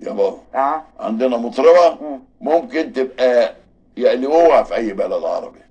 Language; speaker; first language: Arabic; native; Arabic